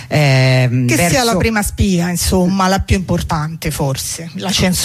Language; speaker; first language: Italian; native; Italian